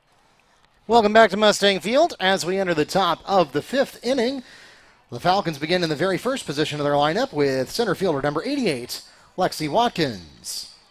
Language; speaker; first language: English; native; English